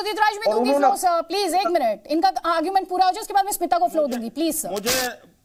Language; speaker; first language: Hindi; native; Hindi